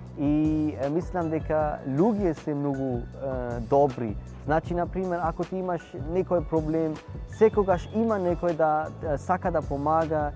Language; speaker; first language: Macedonian; non-native, learner; Urdu